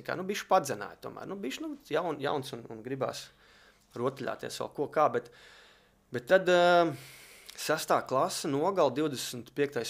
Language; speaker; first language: Latvian; native; Latvian